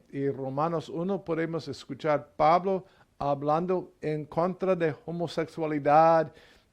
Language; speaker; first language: Spanish; non-native, fluent; English